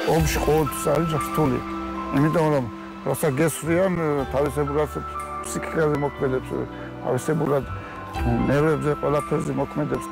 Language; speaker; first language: Georgian; non-native, local second language; Chechen